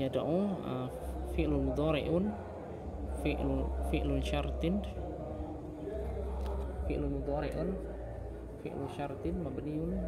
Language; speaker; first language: Arabic; non-native, fluent; Indonesian